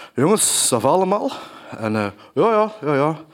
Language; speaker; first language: Dutch; native; Dutch